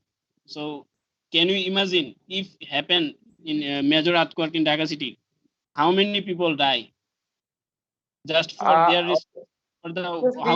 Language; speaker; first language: English; non-native, learner; Bangla